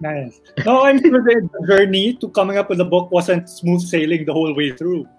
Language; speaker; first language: English; non-native, local second language; Cebuano